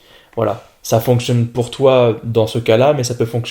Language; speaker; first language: French; native; French